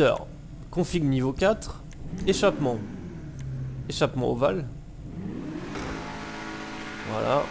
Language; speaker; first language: French; native; French